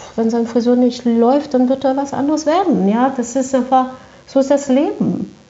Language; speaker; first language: German; non-native, fluent; French